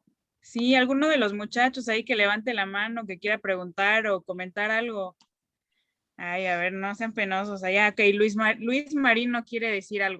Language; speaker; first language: Spanish; native; Spanish